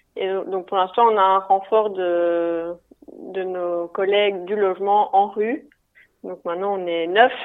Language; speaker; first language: French; native; French